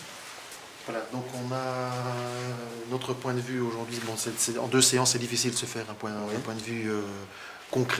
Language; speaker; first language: French; native; French